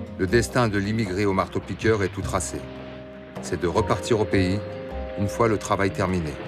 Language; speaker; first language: French; native; French